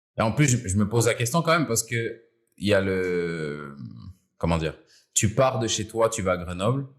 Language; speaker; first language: French; native; French